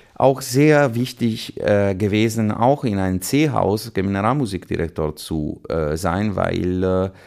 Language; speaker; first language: German; non-native, fluent; Italian